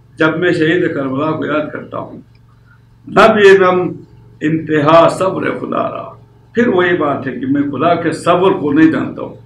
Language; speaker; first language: Urdu; non-native, local second language; Shan